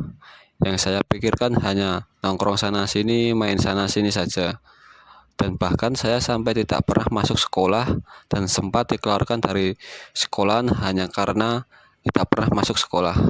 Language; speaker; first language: Indonesian; native; Indonesian